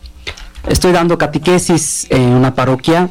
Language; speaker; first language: Spanish; non-native, learner; Bangla